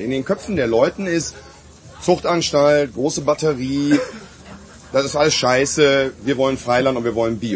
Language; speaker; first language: German; native; German